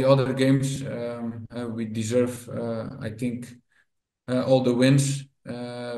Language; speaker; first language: English; non-native, fluent; Dutch